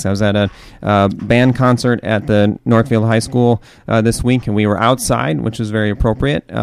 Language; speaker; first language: English; native; English